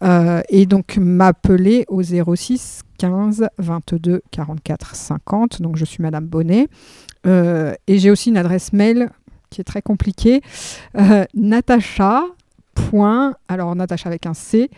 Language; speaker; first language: French; native; French